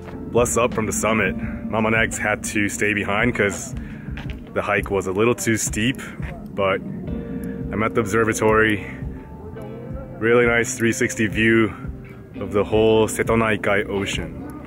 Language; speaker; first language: English; early bilingual, other home language; Japanese